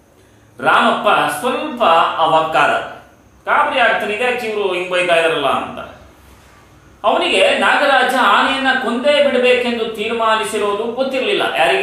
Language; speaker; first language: Kannada; native; Kannada